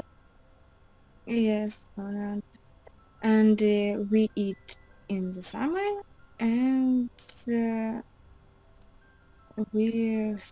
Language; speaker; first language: English; non-native, learner; Russian